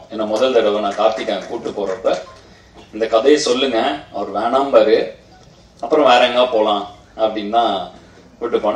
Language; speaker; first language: Tamil; native; Tamil